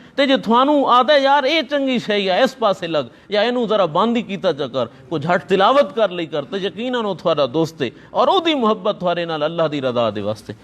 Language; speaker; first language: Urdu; non-native, local second language; Punjabi